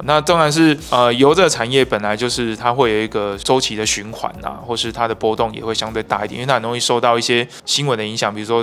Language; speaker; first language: Chinese; native; Chinese